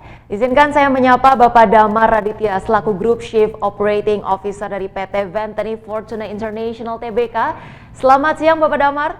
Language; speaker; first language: Indonesian; native; Indonesian